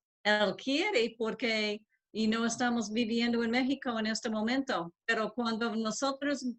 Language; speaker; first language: Spanish; non-native, learner; English